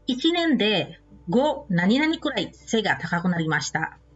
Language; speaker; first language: Japanese; non-native, fluent; Indonesian